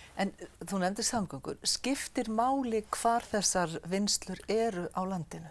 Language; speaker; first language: Icelandic; native; Icelandic